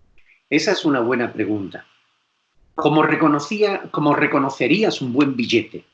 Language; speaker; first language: Spanish; native; Spanish